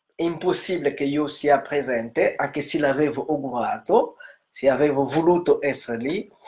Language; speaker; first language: Italian; non-native, learner; French